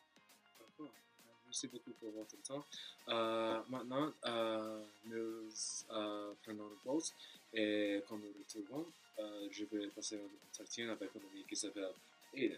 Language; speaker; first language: French; non-native, learner; English